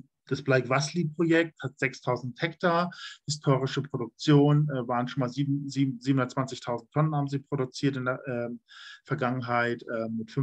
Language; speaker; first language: German; native; German